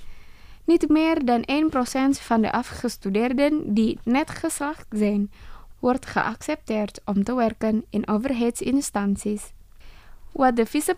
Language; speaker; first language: Dutch; non-native, fluent; Indonesian